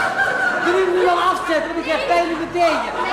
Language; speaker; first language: Dutch; native; Dutch